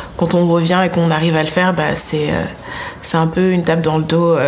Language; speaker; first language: French; native; French